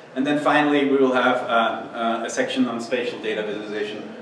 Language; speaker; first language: English; non-native, fluent; German